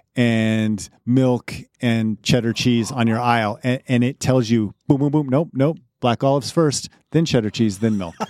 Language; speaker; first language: English; native; English